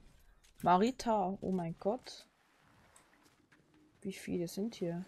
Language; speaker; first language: German; native; German